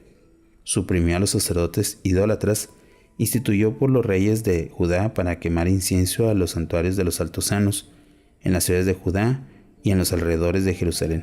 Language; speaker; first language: Spanish; native; Spanish